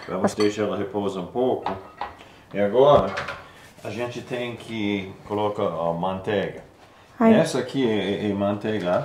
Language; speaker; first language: Portuguese; non-native, learner; English